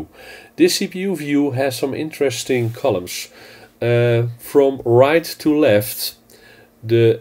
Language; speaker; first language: English; non-native, fluent; Dutch